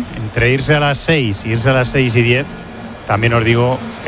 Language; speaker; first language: Spanish; native; Spanish